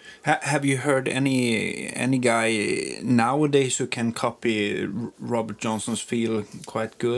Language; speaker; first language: English; non-native, fluent; Swedish